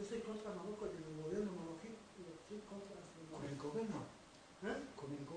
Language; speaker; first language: Spanish; non-native, learner; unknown